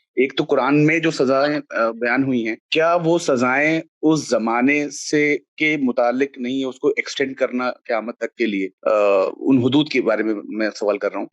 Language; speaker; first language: Urdu; native; Urdu